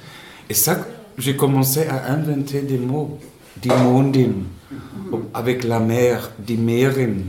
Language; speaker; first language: French; non-native, fluent; Spanish